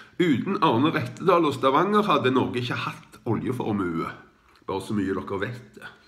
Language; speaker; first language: Norwegian; native; Norwegian